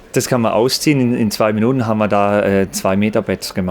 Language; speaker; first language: German; native; German